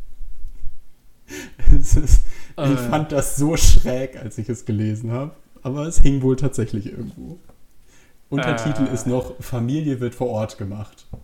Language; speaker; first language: German; native; German